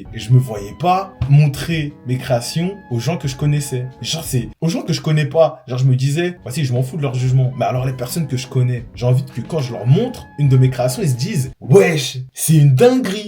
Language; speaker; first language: French; native; French